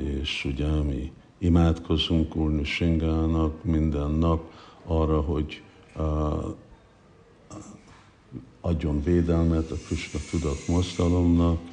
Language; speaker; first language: Hungarian; early bilingual, heritage; Hungarian